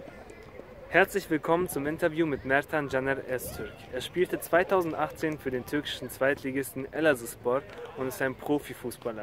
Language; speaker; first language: German; native; German